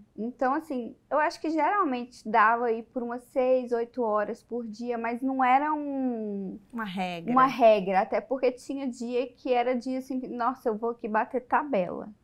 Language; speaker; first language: Portuguese; native; Portuguese